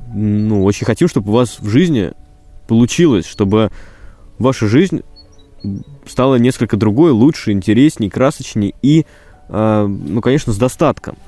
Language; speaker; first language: Russian; native; Russian